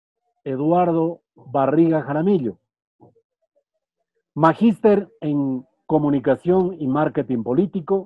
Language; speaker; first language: Spanish; native; Spanish